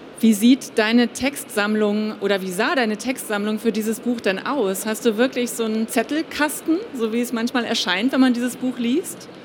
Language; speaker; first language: German; native; German